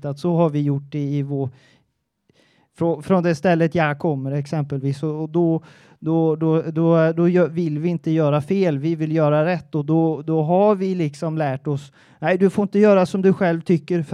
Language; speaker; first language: Swedish; native; Swedish